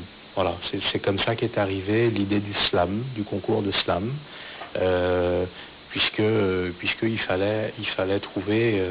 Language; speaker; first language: French; native; French